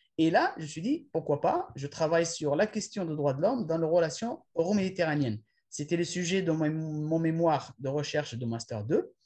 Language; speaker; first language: French; non-native, local second language; Arabic